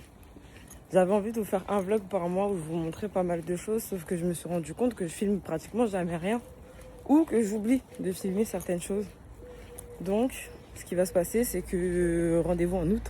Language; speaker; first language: French; native; French